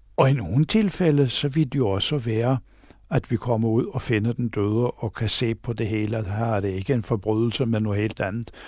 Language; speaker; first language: Danish; native; Danish